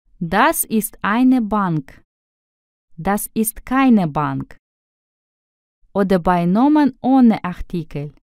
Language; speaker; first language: German; non-native, fluent; Russian